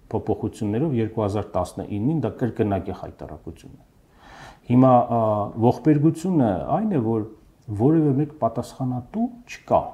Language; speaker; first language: Armenian; native; Armenian